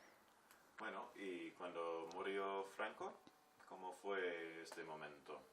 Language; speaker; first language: Spanish; non-native, fluent; English